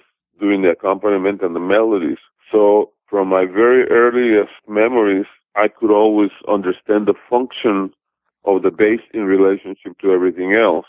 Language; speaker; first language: English; non-native, fluent; Spanish